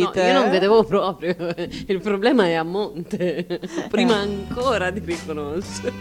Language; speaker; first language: Italian; native; Italian